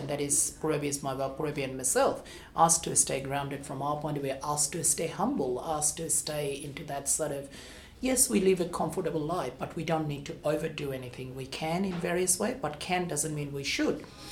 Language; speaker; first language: English; non-native, local second language; Bangla